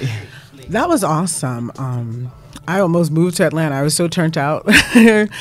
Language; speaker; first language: English; native; English